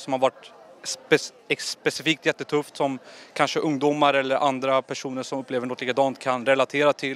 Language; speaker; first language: Swedish; native; Swedish